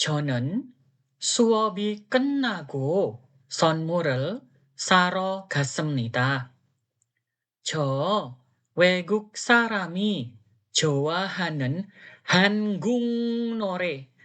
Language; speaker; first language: Korean; non-native, fluent; Indonesian